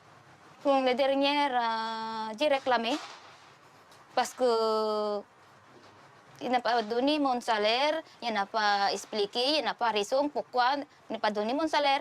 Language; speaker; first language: French; non-native, learner; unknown